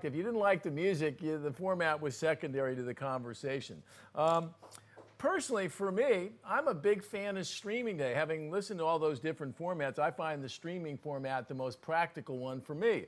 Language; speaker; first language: English; native; English